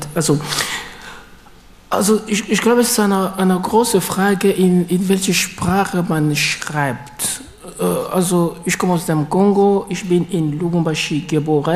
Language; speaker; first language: German; non-native, learner; French